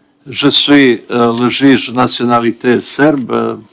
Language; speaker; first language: French; non-native, learner; Bosnian